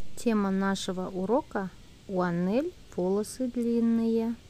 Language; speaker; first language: Russian; non-native, local second language; Kazakh